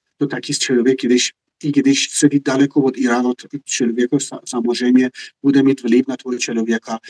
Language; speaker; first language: Czech; non-native, fluent; Persian